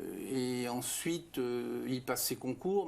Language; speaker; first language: French; native; French